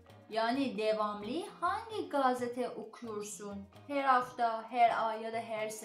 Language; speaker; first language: Turkish; non-native, learner; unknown